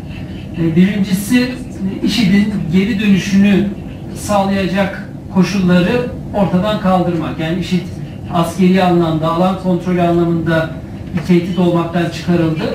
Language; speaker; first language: Turkish; native; Turkish